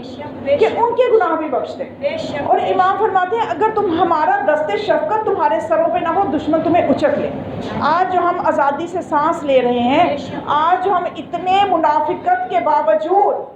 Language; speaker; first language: Urdu; native; Urdu